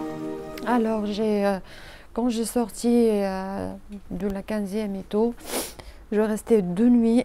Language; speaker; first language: French; non-native, learner; Arabic